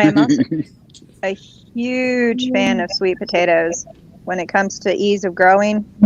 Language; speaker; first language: English; native; English